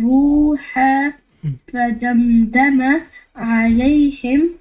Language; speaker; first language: Arabic; non-native, learner; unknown